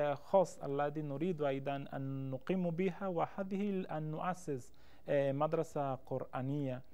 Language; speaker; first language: Arabic; non-native, learner; Spanish